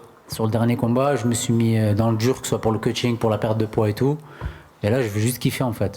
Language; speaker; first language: French; native; French